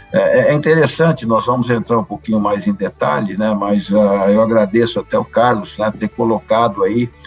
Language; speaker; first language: Portuguese; native; Portuguese